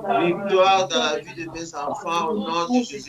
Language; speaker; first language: French; non-native, local second language; Lingala